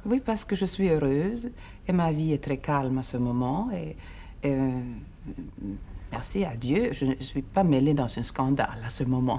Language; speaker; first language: French; non-native, fluent; Swedish